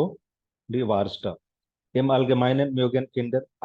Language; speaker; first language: German; non-native, fluent; Hindi